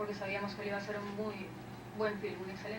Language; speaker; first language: Spanish; native; Spanish